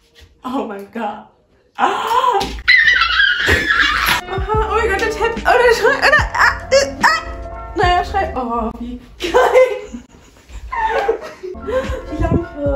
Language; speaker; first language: German; native; German